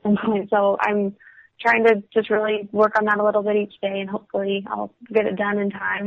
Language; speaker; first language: English; native; English